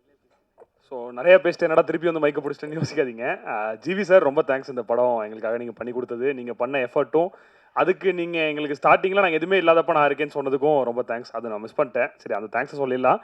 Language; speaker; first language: Tamil; native; Tamil